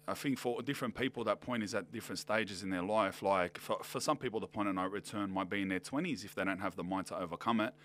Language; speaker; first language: English; native; English